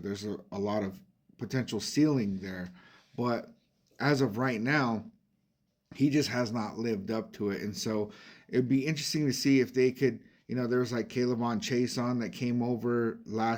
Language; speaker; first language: English; native; English